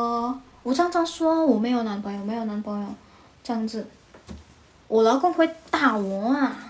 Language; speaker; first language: Chinese; non-native, learner; Indonesian